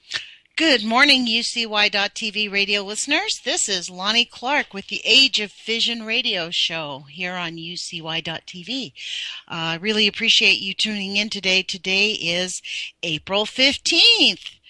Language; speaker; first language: English; native; English